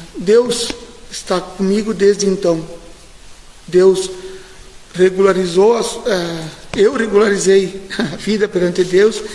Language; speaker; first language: Portuguese; native; Portuguese